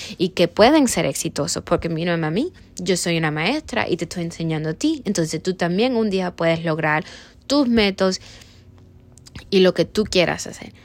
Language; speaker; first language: Spanish; early bilingual, heritage; Spanish